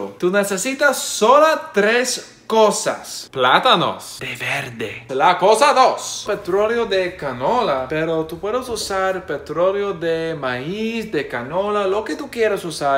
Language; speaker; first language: Spanish; non-native, learner; English